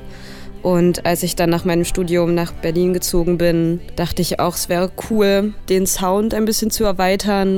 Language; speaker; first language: German; native; German